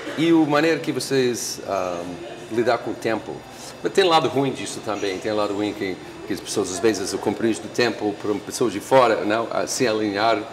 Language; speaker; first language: Portuguese; non-native, fluent; English